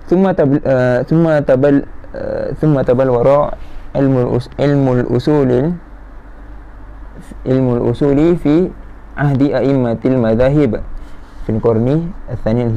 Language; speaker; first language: Arabic; non-native, fluent; Malay